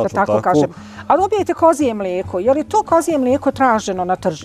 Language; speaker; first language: Croatian; native; Croatian